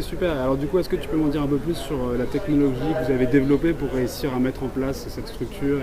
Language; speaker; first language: French; native; French